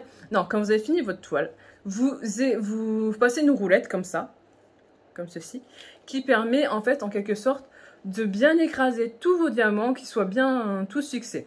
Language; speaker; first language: French; native; French